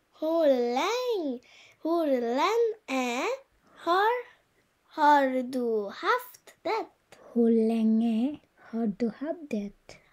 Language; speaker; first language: Swedish; non-native, learner; Bangla